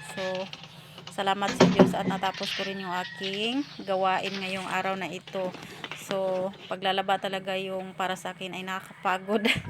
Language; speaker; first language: Filipino; non-native, local second language; Cebuano